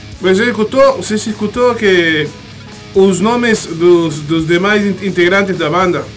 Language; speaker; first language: Portuguese; non-native, learner; Spanish